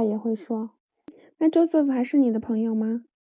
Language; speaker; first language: Chinese; native; Chinese